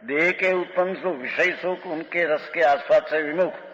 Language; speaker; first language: Hindi; non-native, local second language; Gujarati